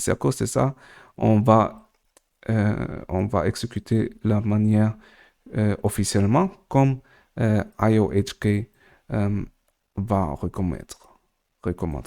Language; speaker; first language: French; non-native, learner; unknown